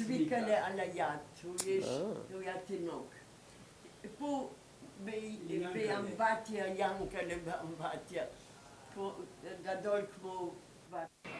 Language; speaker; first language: Hebrew; non-native, learner; German